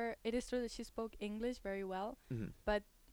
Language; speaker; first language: English; non-native, fluent; Spanish